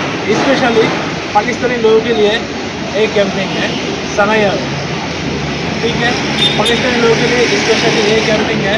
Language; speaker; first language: Hindi; non-native, fluent; Bangla